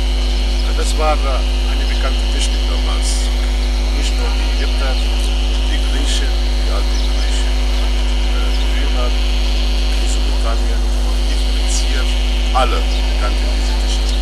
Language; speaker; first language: German; non-native, fluent; Arabic